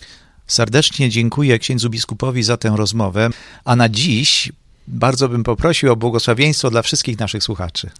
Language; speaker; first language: Polish; native; Polish